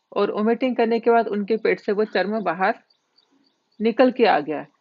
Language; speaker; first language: Hindi; non-native, local second language; Marathi